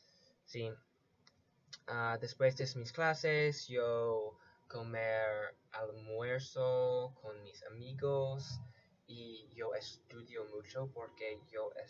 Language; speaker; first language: Spanish; non-native, learner; English